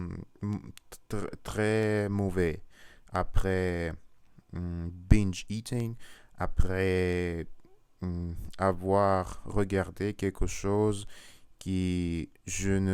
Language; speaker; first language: French; non-native, learner; Russian